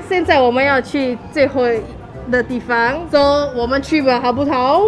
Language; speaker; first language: Chinese; non-native, local second language; English